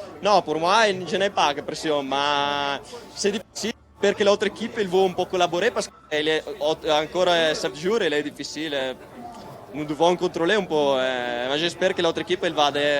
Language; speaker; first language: French; non-native, learner; Italian